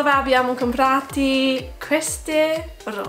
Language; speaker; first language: Italian; non-native, fluent; English